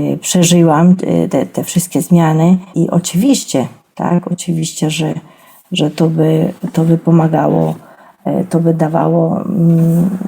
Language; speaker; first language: Polish; non-native, fluent; Spanish